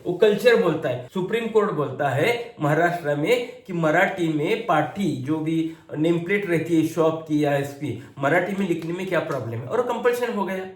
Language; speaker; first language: Hindi; non-native, local second language; Marathi